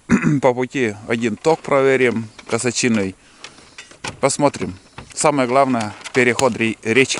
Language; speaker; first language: Russian; native; Russian